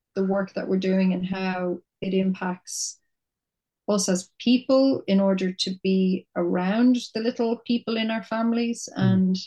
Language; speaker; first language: English; native; English